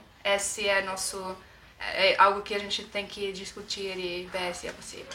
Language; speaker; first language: Portuguese; non-native, fluent; Estonian